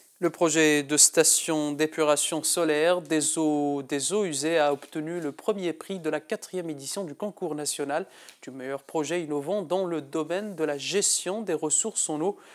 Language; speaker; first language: French; non-native, local second language; Arabic